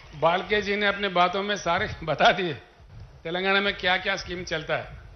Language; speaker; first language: Hindi; non-native, local second language; Telugu